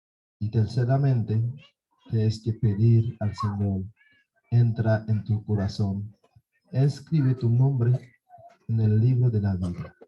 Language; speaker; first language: Spanish; non-native, fluent; Haitian Creole